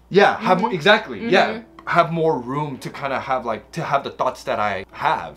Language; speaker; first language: English; native; English